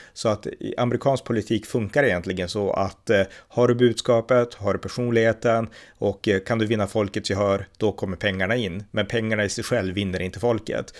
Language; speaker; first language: Swedish; native; Swedish